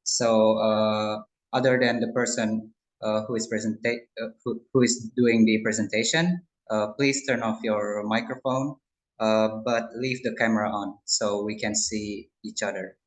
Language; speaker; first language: English; non-native, local second language; Indonesian